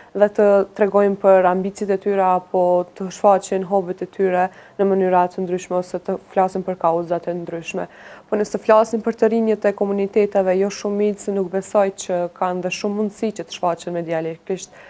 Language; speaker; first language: Albanian; non-native, local second language; Romany